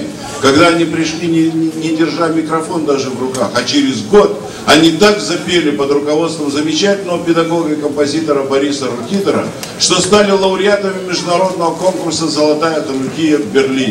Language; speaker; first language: Russian; native; Russian